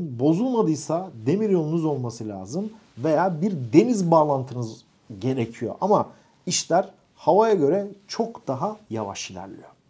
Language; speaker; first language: Turkish; native; Turkish